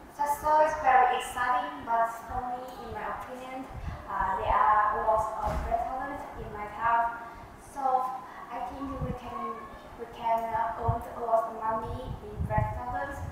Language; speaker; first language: English; non-native, learner; Vietnamese